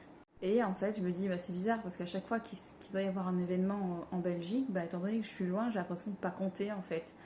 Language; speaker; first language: French; native; French